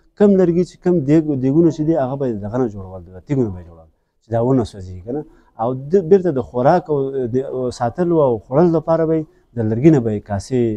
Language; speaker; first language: Pashto; non-native, local second language; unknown